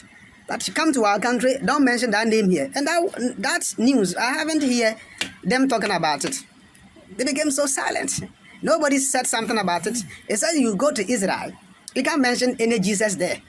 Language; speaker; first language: English; non-native, local second language; Akan